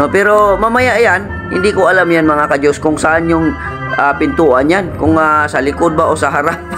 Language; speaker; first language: Filipino; non-native, local second language; Cebuano